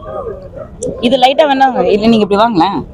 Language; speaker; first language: Tamil; native; Tamil